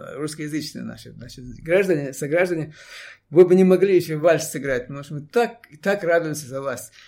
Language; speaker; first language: Russian; non-native, local second language; Chechen